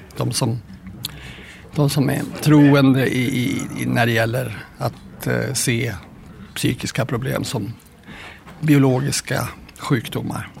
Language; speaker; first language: Swedish; native; Swedish